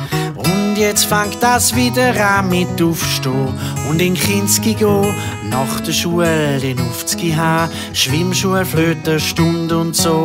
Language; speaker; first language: German; native; German